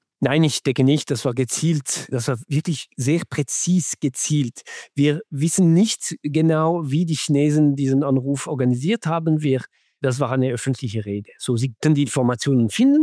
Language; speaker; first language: German; non-native, fluent; French